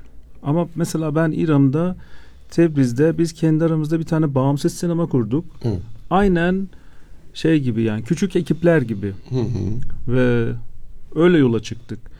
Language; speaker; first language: Turkish; non-native, fluent; Azerbaijani